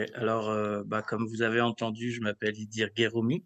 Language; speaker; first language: French; early bilingual, other home language; Kabyle